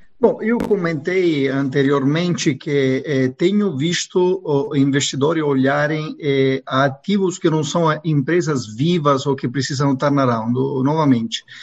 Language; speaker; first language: Portuguese; non-native, fluent; Italian